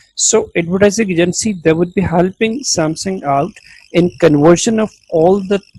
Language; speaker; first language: English; non-native, local second language; Urdu